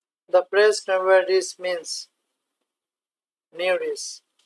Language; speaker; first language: English; non-native, local second language; Bangla